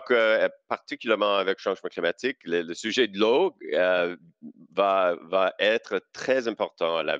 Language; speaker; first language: French; non-native, local second language; English